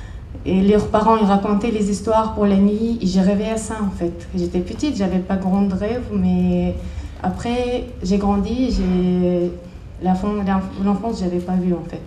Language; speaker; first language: French; non-native, learner; Chechen